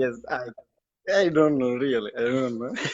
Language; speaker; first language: English; non-native, learner; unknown